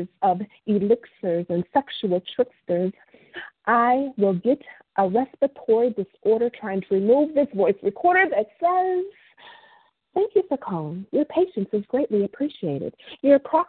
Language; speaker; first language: English; native; English